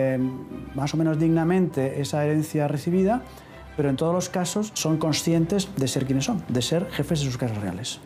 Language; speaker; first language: Spanish; native; Spanish